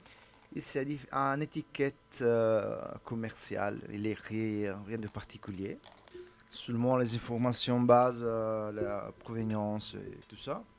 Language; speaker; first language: French; non-native, learner; Italian